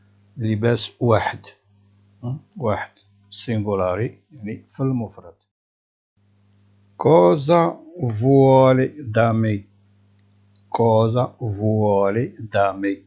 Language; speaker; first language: Italian; non-native, fluent; Arabic